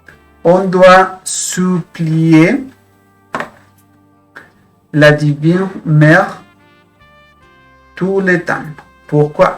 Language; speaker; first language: French; non-native, fluent; Spanish